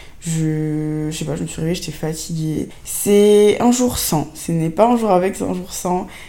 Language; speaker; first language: French; native; French